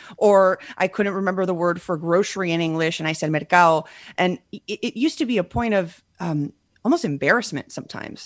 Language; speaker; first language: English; early bilingual, other home language; Spanish